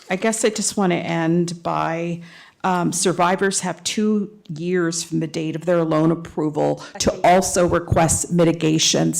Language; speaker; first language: English; native; English